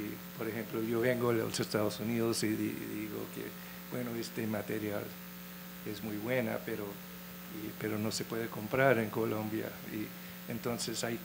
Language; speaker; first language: Spanish; non-native, fluent; English